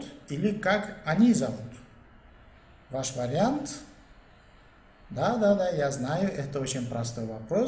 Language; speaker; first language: Russian; non-native, local second language; Uzbek